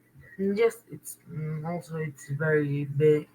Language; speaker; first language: English; non-native, learner; Spanish